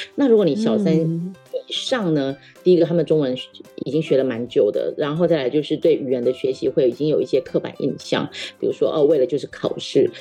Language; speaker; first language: Chinese; non-native, local second language; Min Nan Chinese